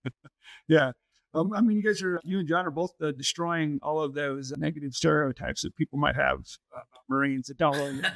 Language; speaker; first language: English; native; English